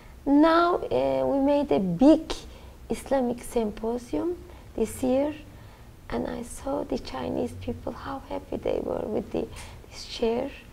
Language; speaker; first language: English; non-native, learner; Turkish